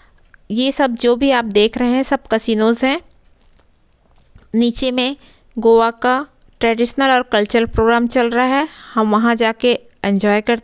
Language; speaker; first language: Hindi; native; Hindi